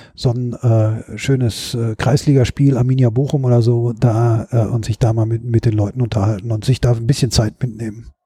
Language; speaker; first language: German; native; German